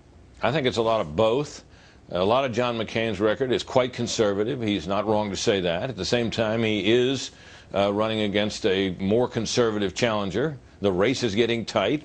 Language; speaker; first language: English; native; English